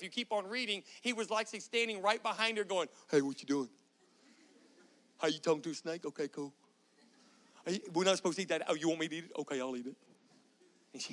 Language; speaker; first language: English; native; English